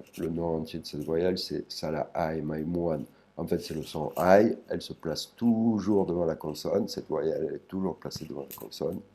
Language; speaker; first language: French; native; French